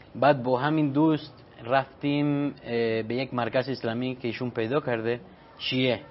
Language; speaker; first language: Persian; non-native, learner; Spanish